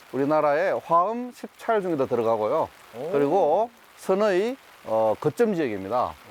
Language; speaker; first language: Korean; native; Korean